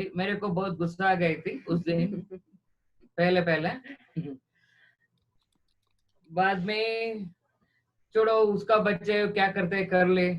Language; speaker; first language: Hindi; non-native, local second language; Kannada